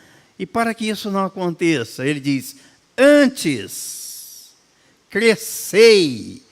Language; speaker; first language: Portuguese; native; Portuguese